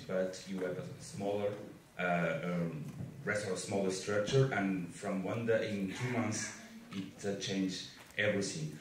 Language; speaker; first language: English; non-native, fluent; Slovenian